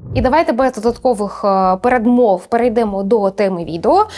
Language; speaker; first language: Ukrainian; native; Ukrainian